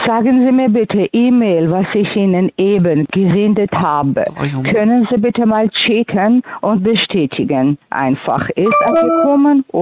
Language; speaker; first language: German; non-native, fluent; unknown